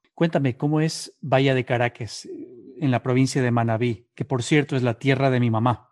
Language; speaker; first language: Spanish; native; Spanish